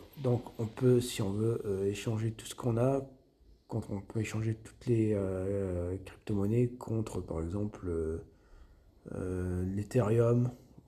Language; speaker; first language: French; native; French